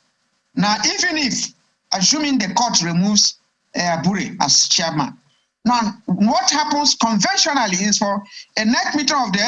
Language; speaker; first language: English; non-native, local second language; Igbo